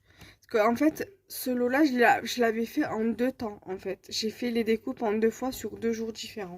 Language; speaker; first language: French; native; French